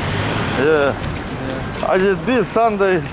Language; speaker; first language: English; non-native, learner; Russian